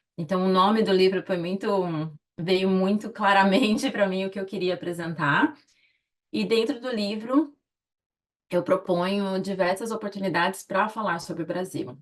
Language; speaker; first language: Portuguese; native; Portuguese